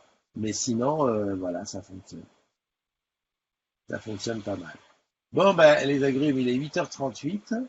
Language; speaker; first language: French; native; French